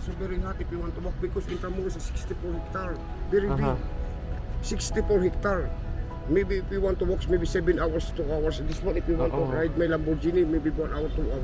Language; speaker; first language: English; non-native, local second language; Filipino